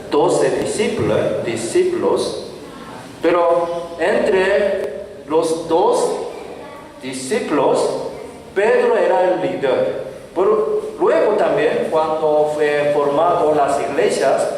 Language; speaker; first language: Spanish; non-native, learner; Korean